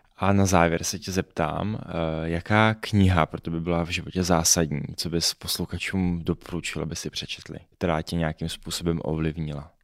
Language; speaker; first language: Czech; native; Czech